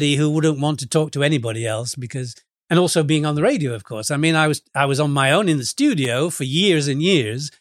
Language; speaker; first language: English; native; English